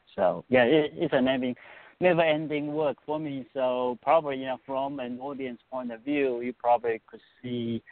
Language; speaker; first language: English; non-native, fluent; Chinese